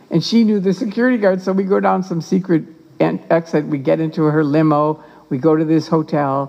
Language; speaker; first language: English; native; English